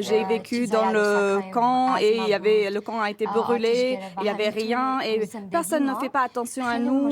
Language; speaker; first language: French; non-native, learner; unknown